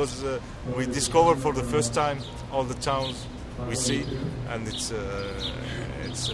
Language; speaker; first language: English; non-native, learner; Arabic